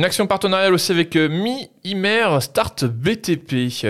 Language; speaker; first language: French; native; French